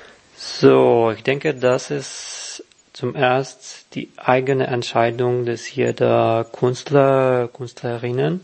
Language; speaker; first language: German; non-native, learner; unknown